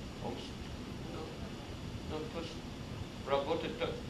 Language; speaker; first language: Russian; non-native, learner; English